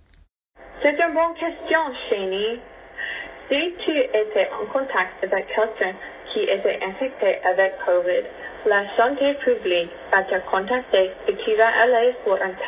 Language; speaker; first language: French; non-native, learner; English